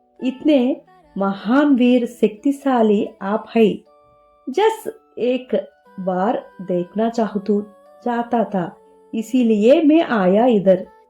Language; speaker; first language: Hindi; non-native, local second language; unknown